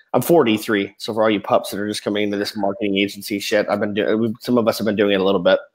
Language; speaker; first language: English; native; English